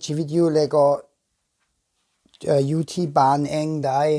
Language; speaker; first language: Thai; non-native, learner; German